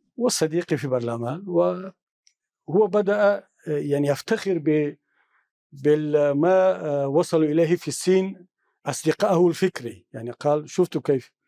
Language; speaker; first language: Arabic; non-native, fluent; Tajik